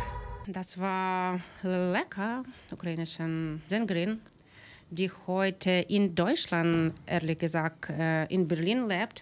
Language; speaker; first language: German; non-native, learner; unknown